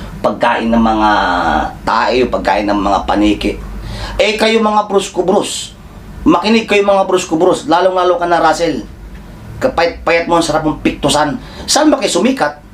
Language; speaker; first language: Filipino; non-native, local second language; Cebuano